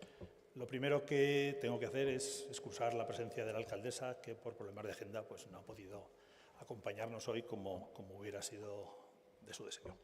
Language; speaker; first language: Spanish; native; Spanish